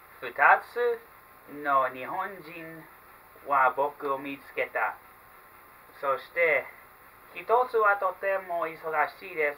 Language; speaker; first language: Japanese; non-native, learner; English